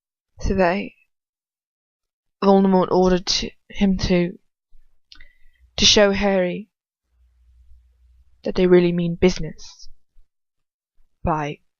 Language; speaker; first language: English; native; English